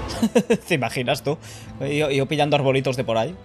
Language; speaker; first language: Spanish; native; Spanish